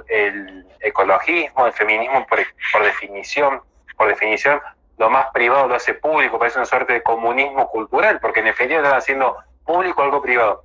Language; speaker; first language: Spanish; native; Spanish